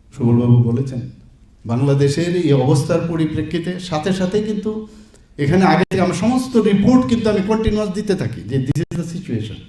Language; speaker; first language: Bangla; native; Bangla